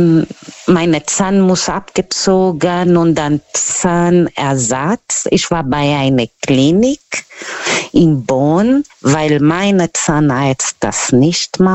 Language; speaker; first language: German; non-native, learner; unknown